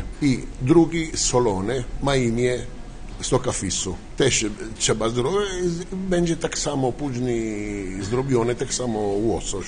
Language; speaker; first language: Polish; non-native, learner; Italian